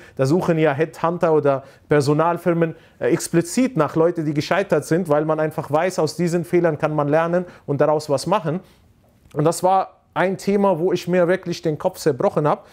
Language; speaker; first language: German; non-native, fluent; Arabic